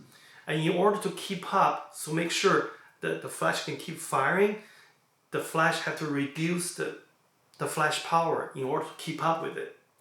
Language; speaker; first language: English; non-native, fluent; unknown